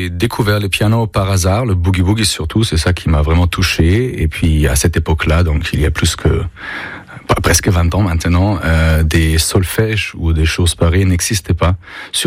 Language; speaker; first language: French; non-native, fluent; German